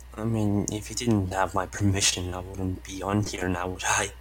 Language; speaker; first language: English; non-native, fluent; Estonian